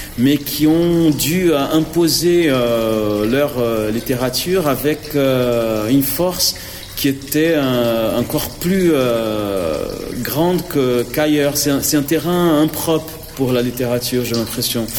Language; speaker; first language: French; non-native, fluent; Portuguese